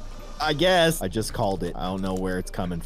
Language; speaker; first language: English; native; English